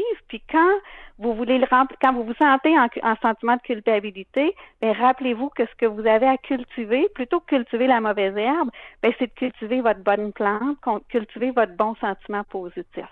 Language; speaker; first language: French; native; French